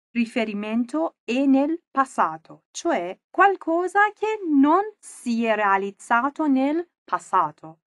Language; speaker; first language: Italian; non-native, fluent; Persian